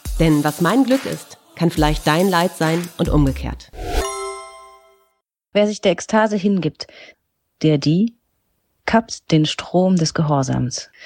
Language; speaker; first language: German; native; German